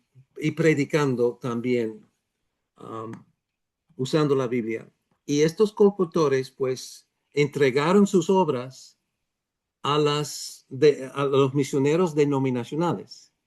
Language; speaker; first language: Spanish; non-native, fluent; Dutch